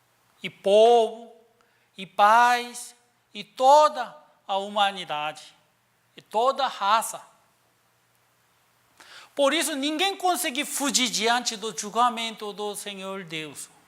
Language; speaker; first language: Portuguese; non-native, learner; Korean